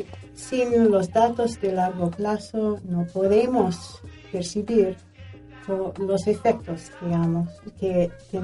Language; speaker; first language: Spanish; non-native, fluent; English